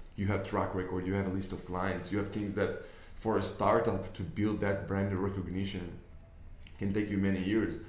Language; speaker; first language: English; non-native, fluent; Hebrew